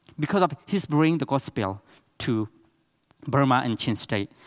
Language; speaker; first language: English; non-native, learner; Burmese